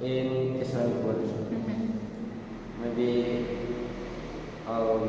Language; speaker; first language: English; non-native, learner; Indonesian